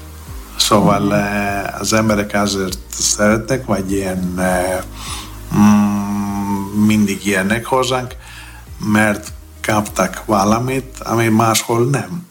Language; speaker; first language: Hungarian; non-native, fluent; Greek